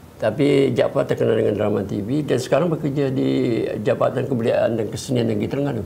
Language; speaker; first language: Malay; native; Malay